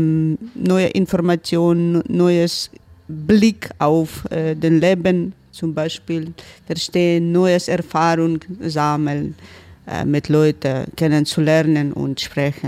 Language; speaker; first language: German; non-native, learner; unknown